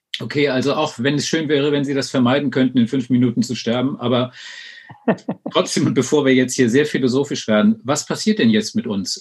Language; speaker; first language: German; native; German